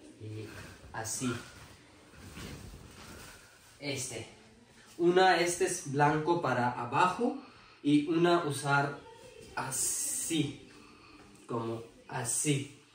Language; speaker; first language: Spanish; non-native, learner; Urdu